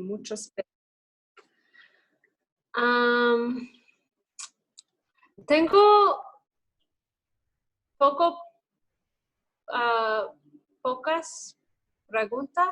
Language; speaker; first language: Spanish; non-native, learner; English